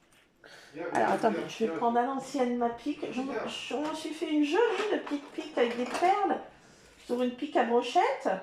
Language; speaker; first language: French; native; French